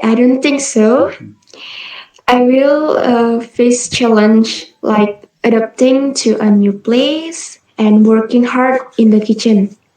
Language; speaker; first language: English; non-native, learner; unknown